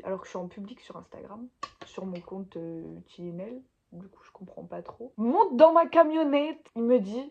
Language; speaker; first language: French; native; French